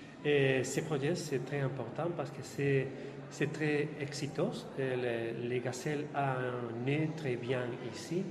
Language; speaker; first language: French; non-native, learner; Spanish